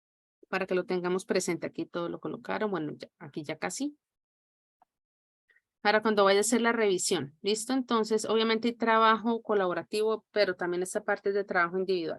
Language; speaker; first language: Spanish; native; Spanish